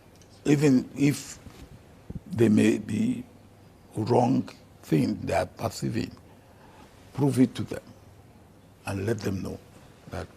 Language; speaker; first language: English; non-native, local second language; Yoruba